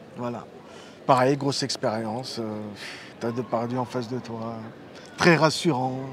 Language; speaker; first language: French; early bilingual, other home language; Riffian